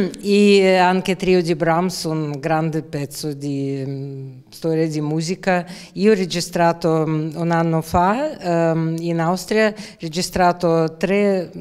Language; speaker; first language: Italian; non-native, learner; Russian